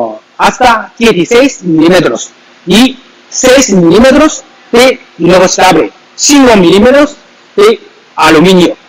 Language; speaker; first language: Spanish; non-native, learner; Chinese